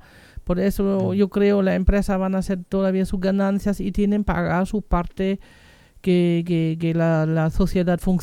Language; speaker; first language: Spanish; non-native, fluent; German